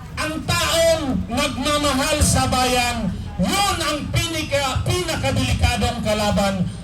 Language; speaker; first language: Filipino; non-native, local second language; Cebuano